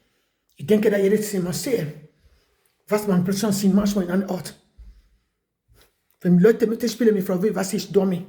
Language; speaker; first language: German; non-native, learner; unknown